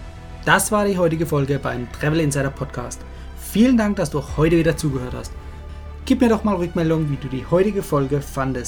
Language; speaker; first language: German; native; German